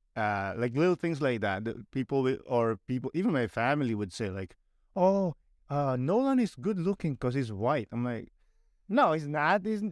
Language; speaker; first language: English; non-native, local second language; Filipino